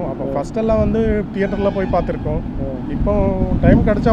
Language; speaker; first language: Tamil; non-native, learner; Malayalam